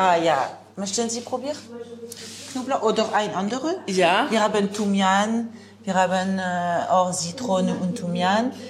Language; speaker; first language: German; non-native, learner; French